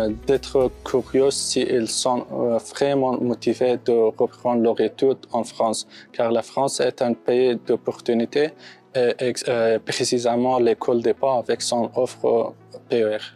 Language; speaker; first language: French; non-native, fluent; Persian